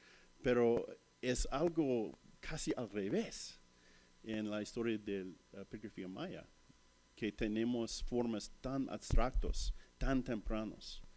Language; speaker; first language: Spanish; non-native, fluent; English